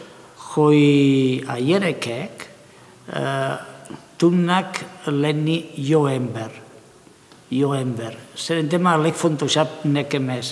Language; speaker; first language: Hungarian; non-native, learner; Spanish